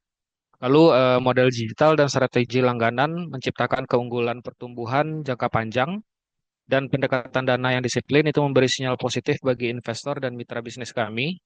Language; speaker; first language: Indonesian; native; Indonesian